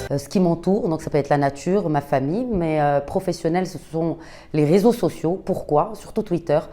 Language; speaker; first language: French; non-native, local second language; Arabic